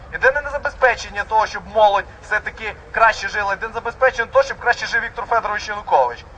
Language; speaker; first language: Ukrainian; native; Ukrainian